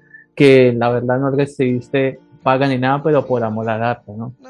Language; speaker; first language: Spanish; native; Spanish